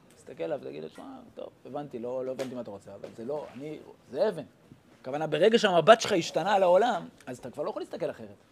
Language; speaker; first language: Hebrew; native; Hebrew